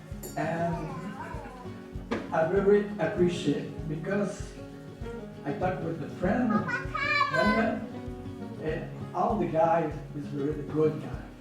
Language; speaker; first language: English; non-native, learner; French